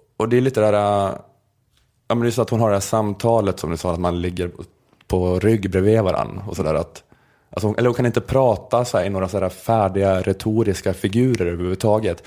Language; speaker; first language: Swedish; native; Swedish